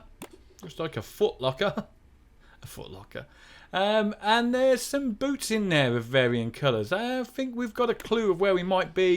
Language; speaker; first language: English; native; English